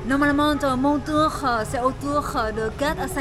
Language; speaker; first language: French; non-native, learner; Vietnamese